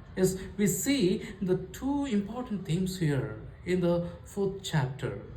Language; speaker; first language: English; non-native, local second language; Kannada